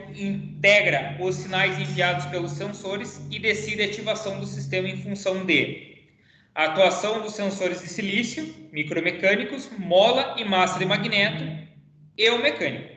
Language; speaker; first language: Portuguese; native; Portuguese